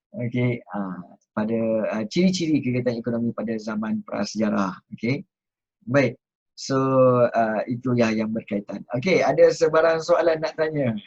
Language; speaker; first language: Malay; native; Malay